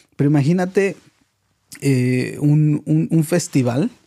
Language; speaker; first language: Spanish; native; Spanish